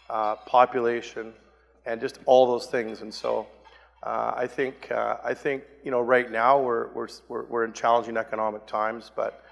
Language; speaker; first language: English; native; English